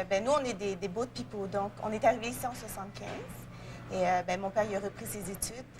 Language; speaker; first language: French; early bilingual, other home language; Vietnamese